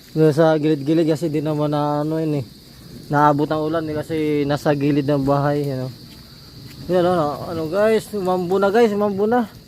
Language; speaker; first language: Filipino; native; Filipino